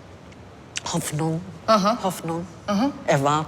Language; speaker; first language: German; non-native, fluent; English